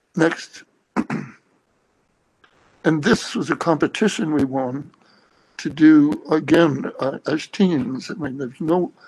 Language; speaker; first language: English; native; English